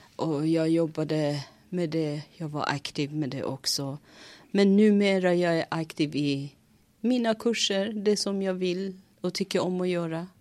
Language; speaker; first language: Swedish; non-native, fluent; Persian